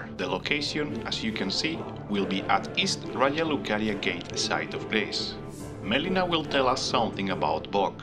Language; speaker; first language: English; non-native, fluent; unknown